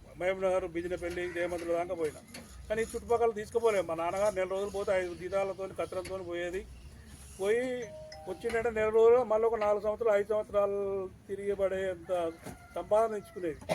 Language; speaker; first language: Telugu; native; Telugu